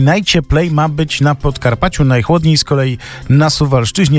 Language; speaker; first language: Polish; native; Polish